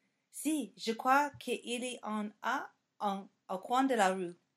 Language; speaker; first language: French; non-native, learner; English